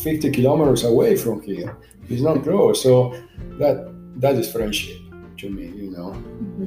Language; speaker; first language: English; non-native, learner; Spanish